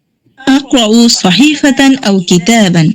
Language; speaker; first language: Arabic; non-native, learner; Bangla